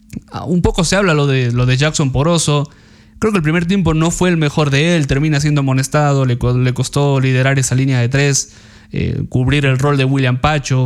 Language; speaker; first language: Spanish; native; Spanish